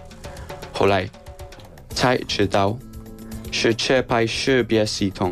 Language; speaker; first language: Chinese; non-native, learner; Spanish